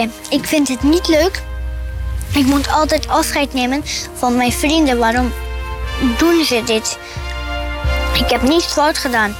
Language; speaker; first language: Dutch; early bilingual, other home language; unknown